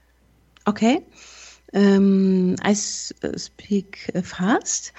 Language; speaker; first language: English; non-native, learner; German